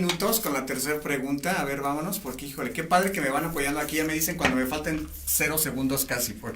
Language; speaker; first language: Spanish; native; Spanish